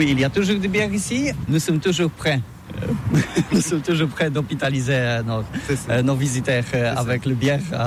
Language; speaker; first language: French; non-native, learner; Polish